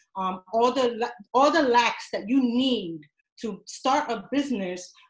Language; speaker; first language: English; non-native, fluent; Spanish